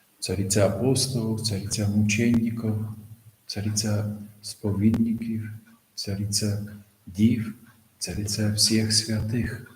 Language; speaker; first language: Russian; non-native, fluent; Polish